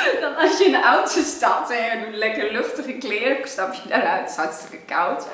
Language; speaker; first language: Dutch; early bilingual, other home language; Cantonese